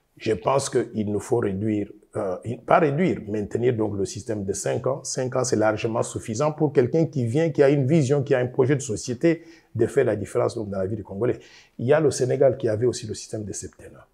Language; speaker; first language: French; non-native, local second language; Luba-Lulua